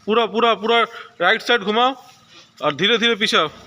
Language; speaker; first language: Hindi; non-native, local second language; Bangla